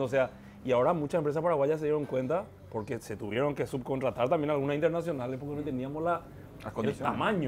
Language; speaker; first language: Spanish; native; Spanish